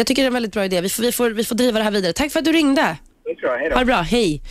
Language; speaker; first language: Swedish; native; Swedish